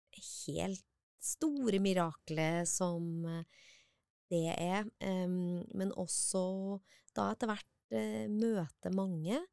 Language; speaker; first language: Norwegian; native; Norwegian